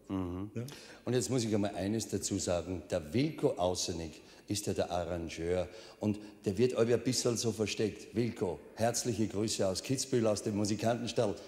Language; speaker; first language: German; native; German